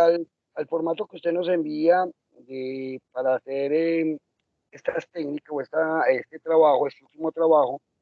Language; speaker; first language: Spanish; native; Spanish